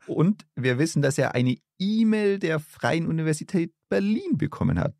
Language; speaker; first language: German; native; German